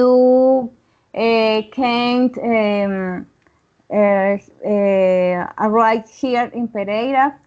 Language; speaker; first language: English; non-native, learner; Spanish